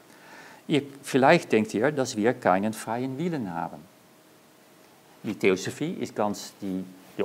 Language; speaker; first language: German; non-native, learner; Dutch